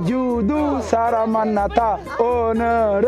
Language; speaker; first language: Korean; non-native, learner; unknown